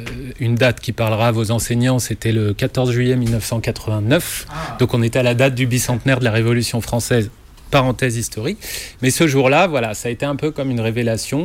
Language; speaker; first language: French; native; French